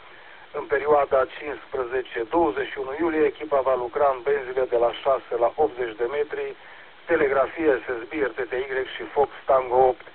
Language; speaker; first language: Romanian; native; Romanian